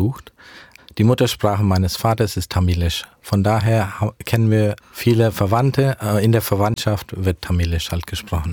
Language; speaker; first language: German; early bilingual, heritage; German